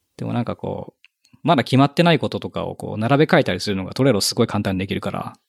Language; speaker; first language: Japanese; native; Japanese